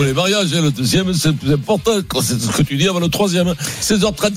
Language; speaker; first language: French; native; French